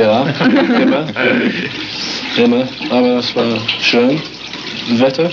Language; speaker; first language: German; non-native, learner; English